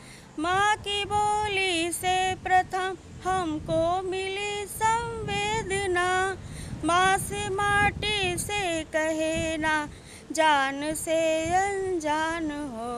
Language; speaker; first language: Hindi; native; Hindi